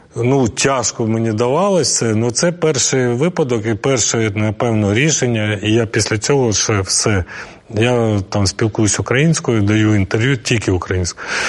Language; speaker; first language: Ukrainian; non-native, local second language; Russian